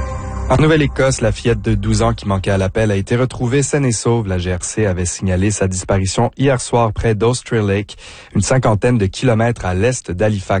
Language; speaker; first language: French; native; French